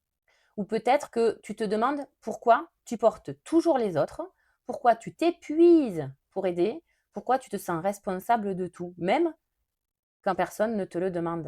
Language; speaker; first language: French; native; French